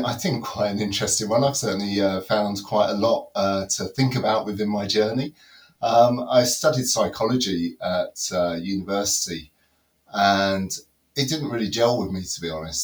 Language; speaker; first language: English; native; English